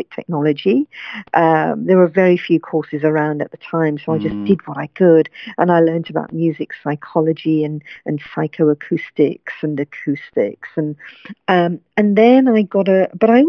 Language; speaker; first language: English; native; English